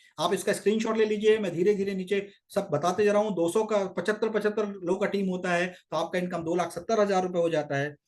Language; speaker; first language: Hindi; native; Hindi